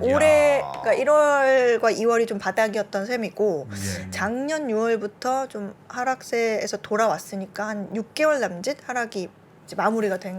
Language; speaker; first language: Korean; native; Korean